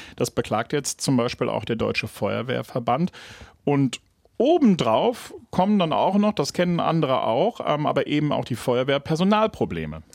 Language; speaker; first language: German; native; German